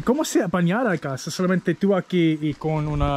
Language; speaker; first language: Spanish; non-native, learner; English